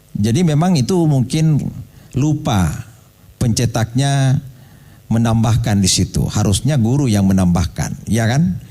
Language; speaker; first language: Indonesian; non-native, local second language; Buginese